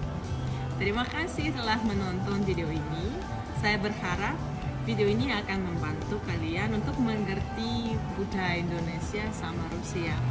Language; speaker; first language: Indonesian; non-native, fluent; Russian